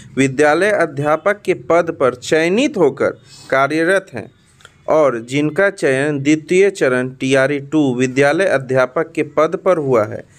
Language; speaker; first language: Hindi; native; Hindi